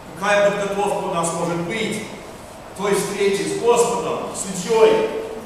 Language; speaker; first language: Russian; early bilingual, heritage; Russian